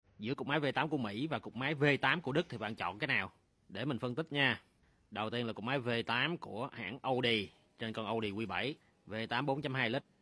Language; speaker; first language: Vietnamese; native; Vietnamese